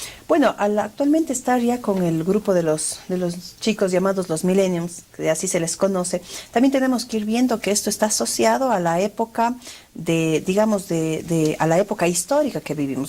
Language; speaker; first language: Spanish; native; Spanish